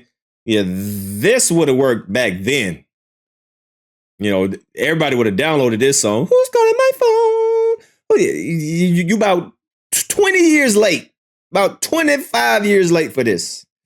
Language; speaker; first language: English; native; English